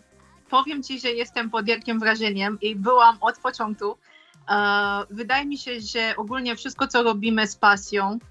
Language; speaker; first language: Polish; non-native, fluent; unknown